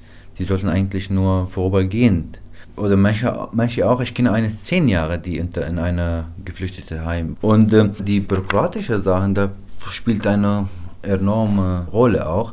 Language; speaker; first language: German; non-native, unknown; Arabic